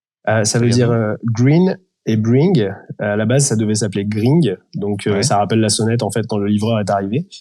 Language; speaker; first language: French; native; French